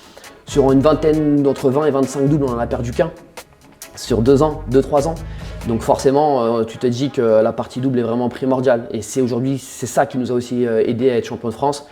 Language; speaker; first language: French; native; French